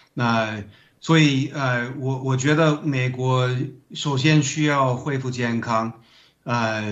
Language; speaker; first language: Chinese; non-native, fluent; English